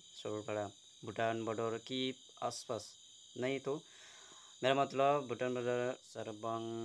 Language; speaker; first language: Hindi; non-native, local second language; Nepali